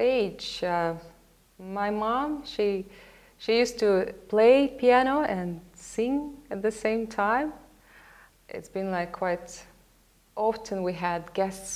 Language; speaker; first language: English; non-native, fluent; Russian